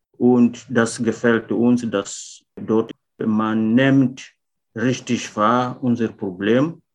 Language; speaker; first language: German; non-native, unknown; Portuguese